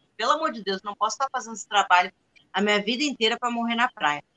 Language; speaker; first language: Portuguese; non-native, fluent; English